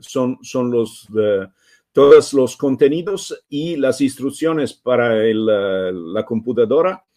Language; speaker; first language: Spanish; non-native, fluent; Italian